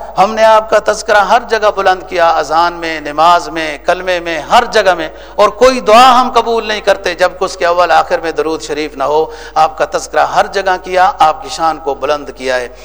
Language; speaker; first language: Urdu; native; Urdu